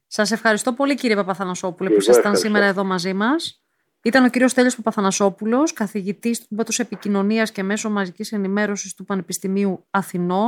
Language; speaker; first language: Greek; native; Greek